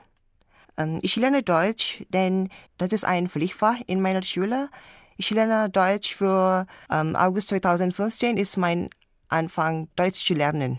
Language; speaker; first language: German; non-native, learner; Indonesian